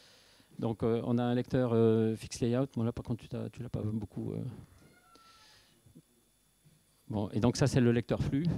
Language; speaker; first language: French; native; French